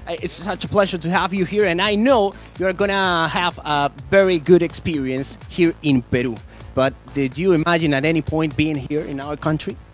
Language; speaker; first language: English; non-native, fluent; Spanish